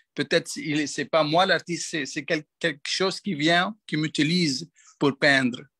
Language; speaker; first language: French; non-native, local second language; Arabic